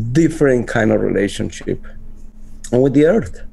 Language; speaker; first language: English; non-native, fluent; Spanish